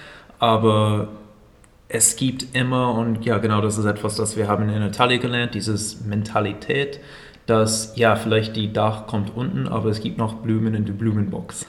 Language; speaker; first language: German; non-native, fluent; English